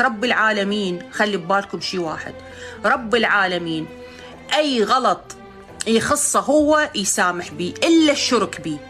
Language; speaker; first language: Arabic; native; Arabic